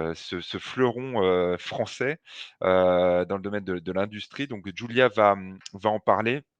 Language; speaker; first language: French; native; French